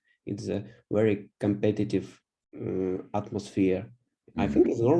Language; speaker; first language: English; non-native, learner; Russian